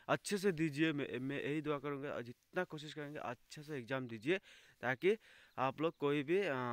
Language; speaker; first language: Hindi; non-native, local second language; Assamese